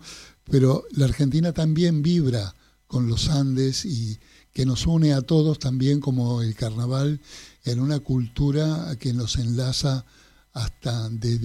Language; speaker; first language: Spanish; native; Spanish